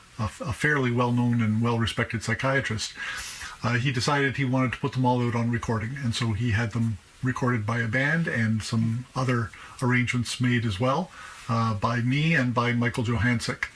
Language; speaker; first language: English; native; English